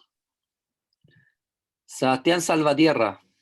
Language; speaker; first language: Spanish; native; Spanish